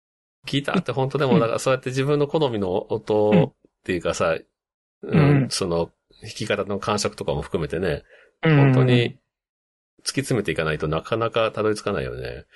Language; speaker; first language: Japanese; native; Japanese